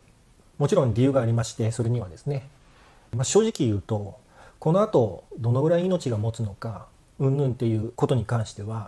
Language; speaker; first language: Japanese; native; Japanese